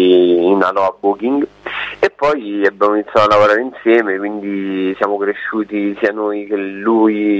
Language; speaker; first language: Italian; native; Italian